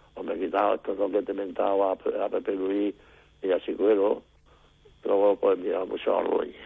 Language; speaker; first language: Spanish; native; Spanish